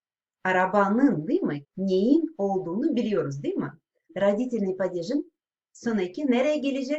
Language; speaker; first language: Turkish; non-native, fluent; Russian